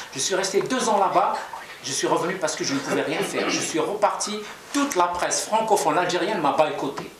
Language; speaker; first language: French; non-native, local second language; Kabyle